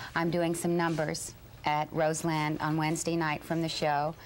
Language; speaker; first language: English; native; English